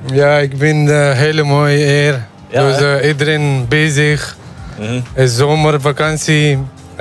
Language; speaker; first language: Dutch; non-native, learner; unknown